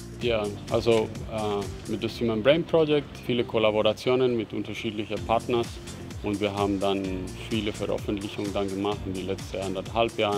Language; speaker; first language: German; non-native, fluent; Spanish